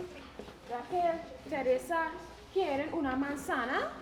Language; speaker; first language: Spanish; non-native, learner; English